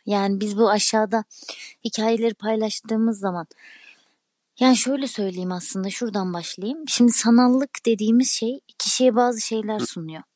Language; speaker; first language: Turkish; native; Turkish